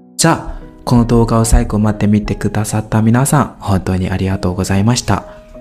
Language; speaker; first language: Japanese; non-native, fluent; Burmese